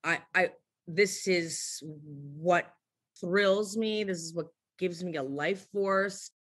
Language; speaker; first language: English; native; English